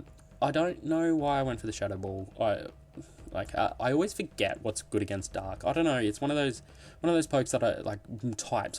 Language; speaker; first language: English; native; English